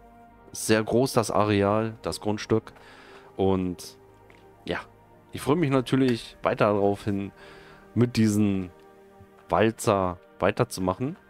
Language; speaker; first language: German; native; German